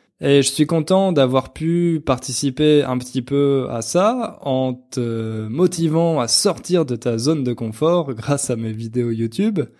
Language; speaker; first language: French; native; French